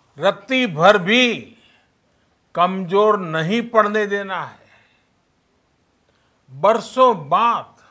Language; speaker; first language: Hindi; non-native, local second language; Gujarati